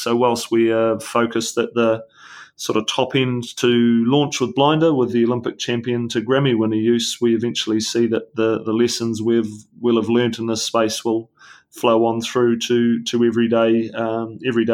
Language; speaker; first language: English; native; English